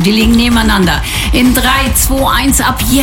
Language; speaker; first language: German; native; German